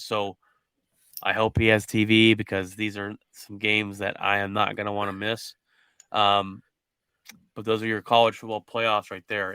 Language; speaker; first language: English; native; English